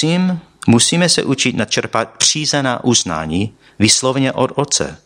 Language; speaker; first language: Czech; non-native, fluent; English